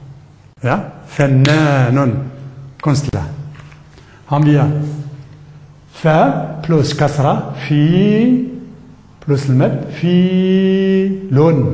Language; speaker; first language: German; non-native, fluent; Arabic